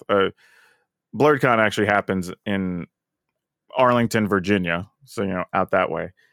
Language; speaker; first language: English; native; English